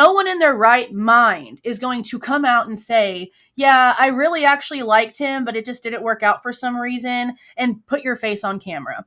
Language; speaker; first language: English; native; English